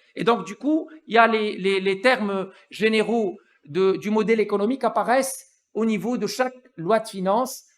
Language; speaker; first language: French; non-native, local second language; Arabic